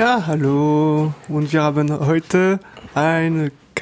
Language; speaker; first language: German; non-native, fluent; French